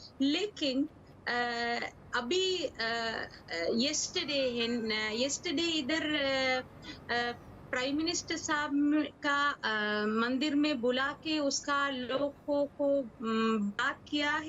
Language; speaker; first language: Hindi; non-native, learner; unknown